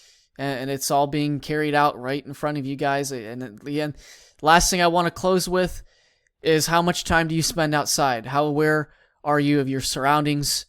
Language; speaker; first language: English; native; English